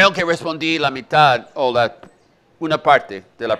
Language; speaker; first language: Spanish; native; Spanish